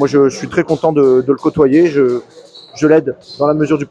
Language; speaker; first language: French; native; French